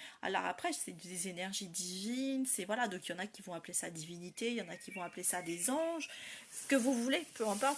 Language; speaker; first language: French; native; French